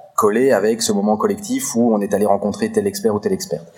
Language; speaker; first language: French; native; French